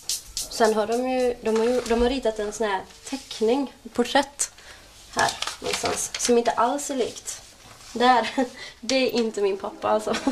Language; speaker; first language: Swedish; early bilingual, other home language; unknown